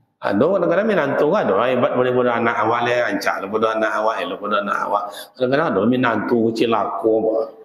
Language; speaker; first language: Malay; native; Malay